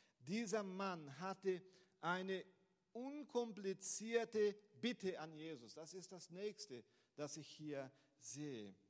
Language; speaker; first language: German; non-native, fluent; Portuguese